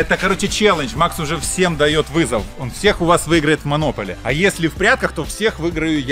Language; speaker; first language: Russian; native; Russian